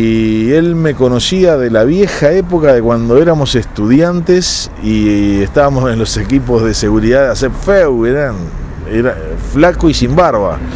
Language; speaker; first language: Spanish; native; Spanish